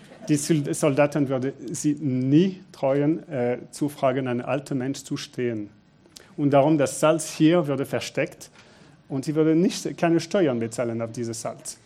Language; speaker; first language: German; non-native, fluent; French